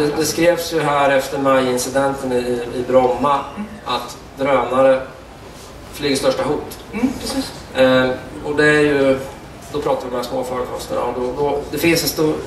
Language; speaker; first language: Swedish; native; Swedish